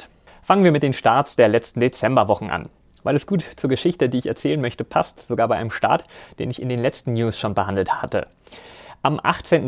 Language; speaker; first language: German; native; German